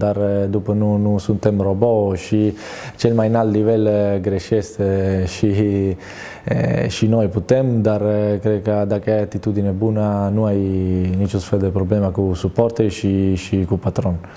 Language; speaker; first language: Romanian; non-native, learner; Italian